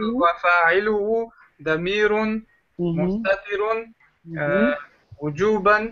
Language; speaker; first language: Arabic; non-native, learner; French